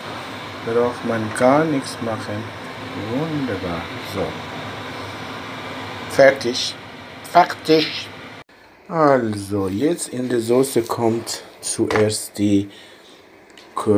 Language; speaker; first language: German; non-native, fluent; Persian